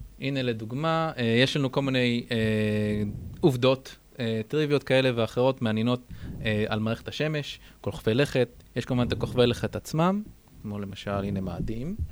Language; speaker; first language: Hebrew; native; Hebrew